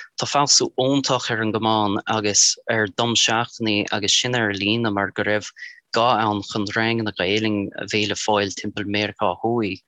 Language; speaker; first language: Irish; non-native, fluent; English